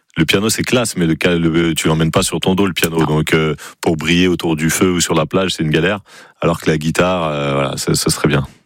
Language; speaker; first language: French; native; French